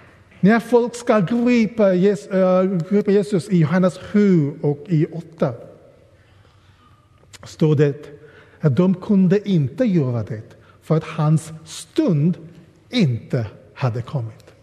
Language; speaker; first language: Swedish; non-native, fluent; English